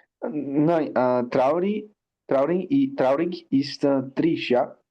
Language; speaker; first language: German; non-native, learner; Portuguese